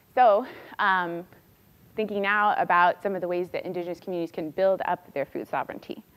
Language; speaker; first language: English; native; English